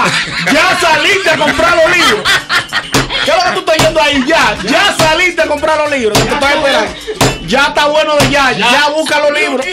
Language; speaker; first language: Spanish; native; Spanish